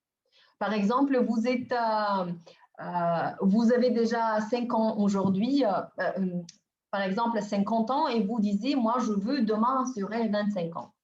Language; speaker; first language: French; non-native, fluent; Bulgarian